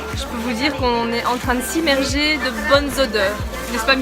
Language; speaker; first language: French; native; French